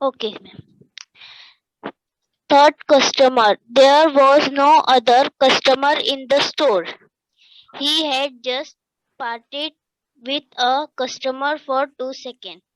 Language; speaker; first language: English; non-native, learner; Hindi